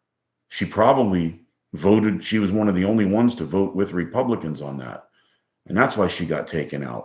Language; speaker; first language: English; native; English